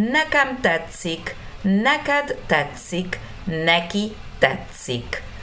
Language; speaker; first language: Hungarian; non-native, fluent; Spanish